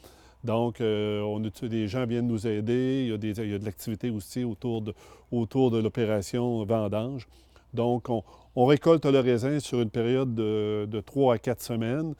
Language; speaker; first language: French; native; French